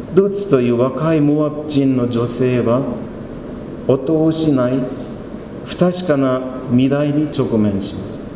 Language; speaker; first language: Japanese; non-native, fluent; German